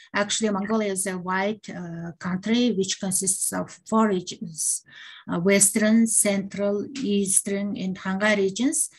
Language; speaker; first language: English; non-native, learner; Mongolian